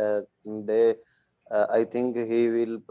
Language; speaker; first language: English; non-native, learner; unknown